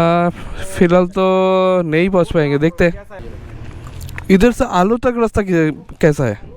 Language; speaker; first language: Hindi; non-native, local second language; Bangla